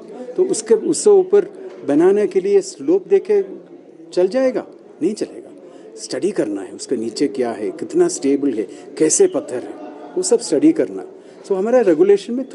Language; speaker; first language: Hindi; non-native, local second language; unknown